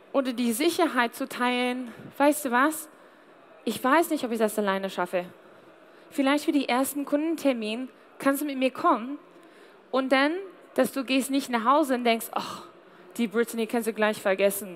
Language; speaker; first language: German; non-native, fluent; English